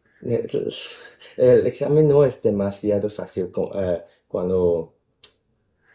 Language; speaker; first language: Spanish; non-native, fluent; Cantonese